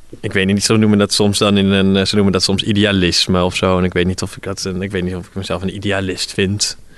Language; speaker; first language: Dutch; native; Dutch